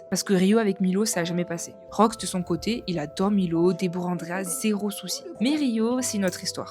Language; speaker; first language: French; native; French